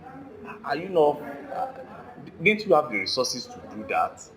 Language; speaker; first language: English; non-native, local second language; Yoruba